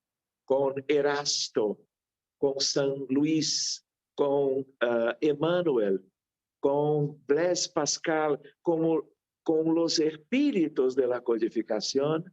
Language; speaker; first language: Spanish; non-native, fluent; Portuguese